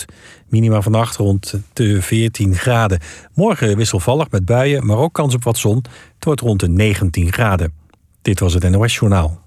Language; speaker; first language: Dutch; native; Dutch